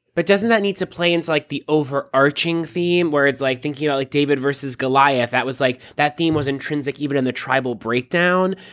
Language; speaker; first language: English; native; English